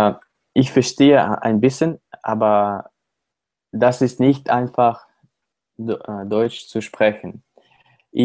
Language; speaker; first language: German; non-native, learner; Russian